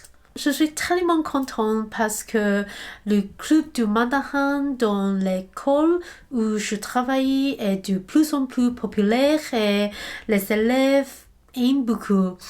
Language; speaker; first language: French; non-native, learner; Cantonese